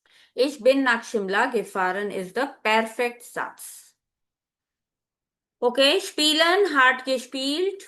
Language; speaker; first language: German; non-native, learner; Hindi